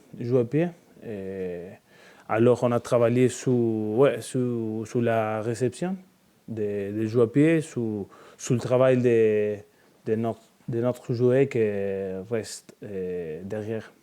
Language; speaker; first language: French; non-native, learner; Spanish